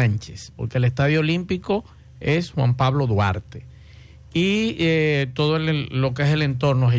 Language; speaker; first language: Spanish; native; Spanish